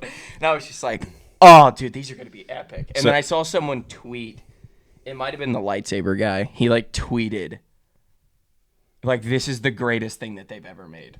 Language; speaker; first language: English; native; English